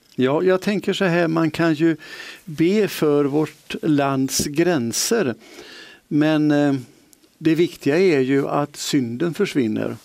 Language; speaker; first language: Swedish; native; Swedish